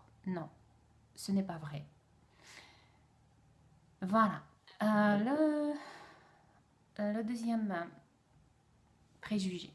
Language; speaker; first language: French; non-native, fluent; Russian